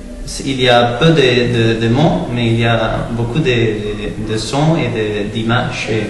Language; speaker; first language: French; non-native, learner; Spanish